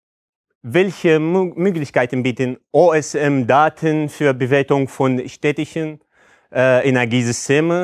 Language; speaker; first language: German; non-native, fluent; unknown